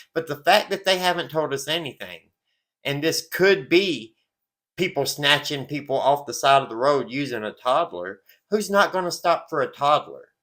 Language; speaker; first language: English; native; English